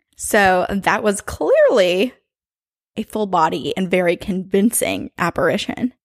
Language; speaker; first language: English; native; English